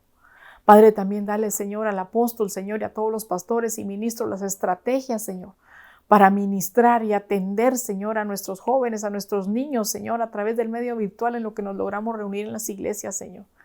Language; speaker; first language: Spanish; native; Spanish